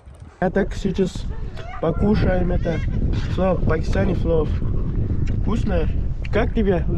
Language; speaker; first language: Russian; non-native, learner; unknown